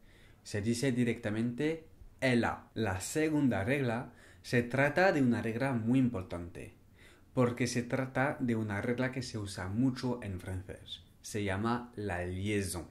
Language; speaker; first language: Spanish; non-native, fluent; French